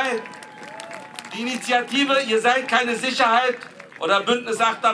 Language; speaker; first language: German; native; German